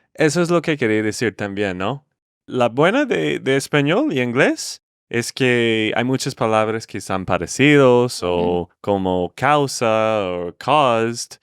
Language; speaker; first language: Spanish; non-native, fluent; English